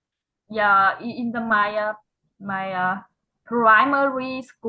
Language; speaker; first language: English; non-native, learner; Vietnamese